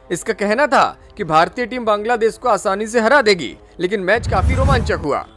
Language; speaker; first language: Hindi; native; Hindi